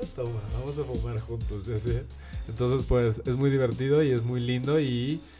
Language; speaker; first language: Spanish; native; Spanish